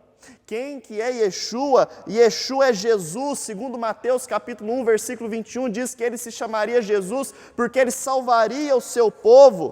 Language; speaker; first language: Portuguese; native; Portuguese